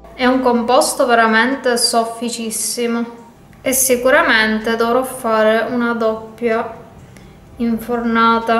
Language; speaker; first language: Italian; native; Italian